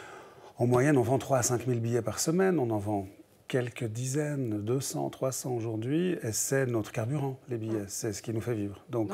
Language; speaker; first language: French; native; French